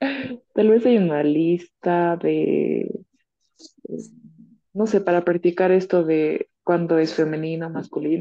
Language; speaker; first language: Spanish; native; Spanish